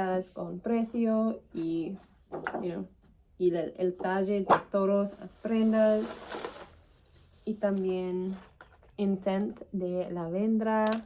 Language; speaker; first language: Spanish; non-native, learner; English